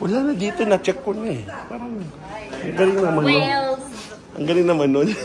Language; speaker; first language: Filipino; native; Filipino